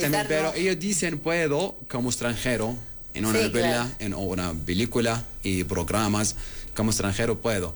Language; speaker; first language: Spanish; non-native, learner; Arabic